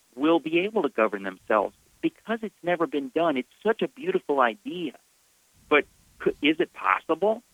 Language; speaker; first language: English; native; English